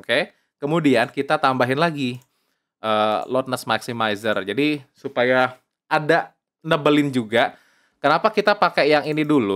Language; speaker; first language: Indonesian; native; Indonesian